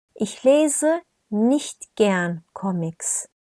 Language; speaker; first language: German; non-native, fluent; Turkish